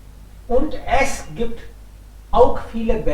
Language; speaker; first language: German; non-native, fluent; Hindi